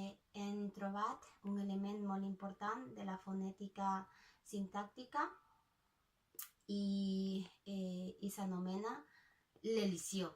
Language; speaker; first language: Catalan; non-native, local second language; Spanish